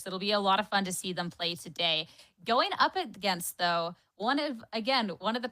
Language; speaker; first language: English; native; English